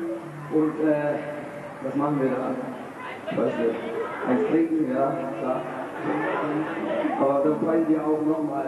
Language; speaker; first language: German; non-native, fluent; English